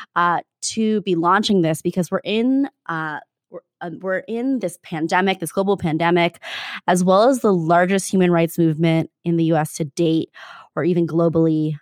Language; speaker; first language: English; native; English